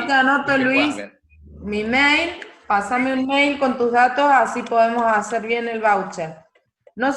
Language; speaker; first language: Spanish; native; Spanish